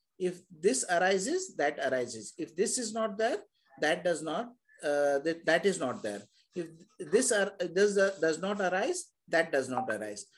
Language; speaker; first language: English; non-native, local second language; Hindi